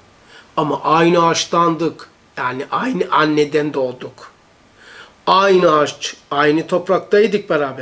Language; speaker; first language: Turkish; native; Turkish